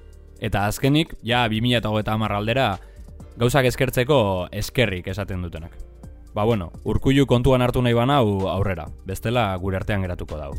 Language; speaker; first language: Basque; native; Basque